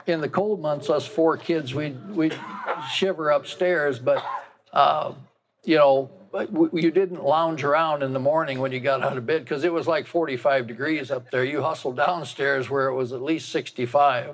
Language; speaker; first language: English; native; English